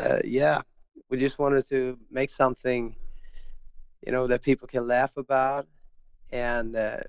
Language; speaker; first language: English; non-native, fluent; Swedish